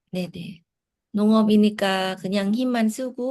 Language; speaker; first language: Korean; non-native, learner; Lao